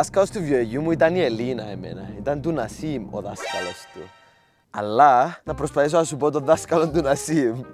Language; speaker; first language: Greek; native; Greek